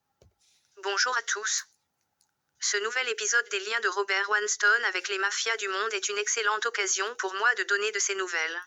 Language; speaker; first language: French; native; French